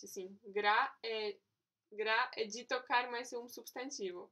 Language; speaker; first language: Portuguese; non-native, fluent; Polish